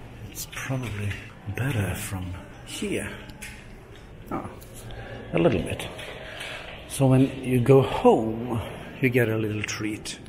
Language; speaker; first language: English; non-native, fluent; Swedish